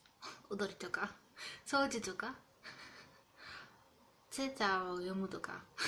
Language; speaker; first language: Japanese; non-native, fluent; German